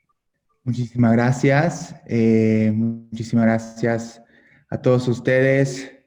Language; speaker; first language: Spanish; non-native, fluent; Hungarian